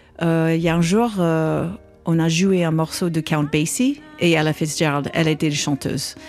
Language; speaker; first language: French; non-native, learner; English